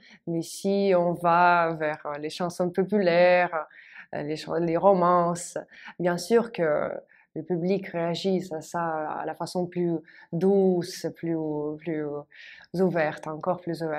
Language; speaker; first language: French; non-native, fluent; Russian